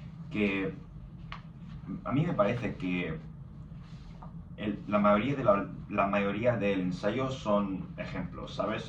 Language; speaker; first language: Spanish; non-native, fluent; English